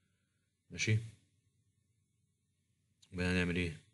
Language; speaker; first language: Arabic; native; Arabic